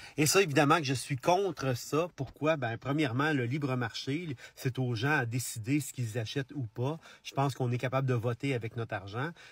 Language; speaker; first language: French; native; French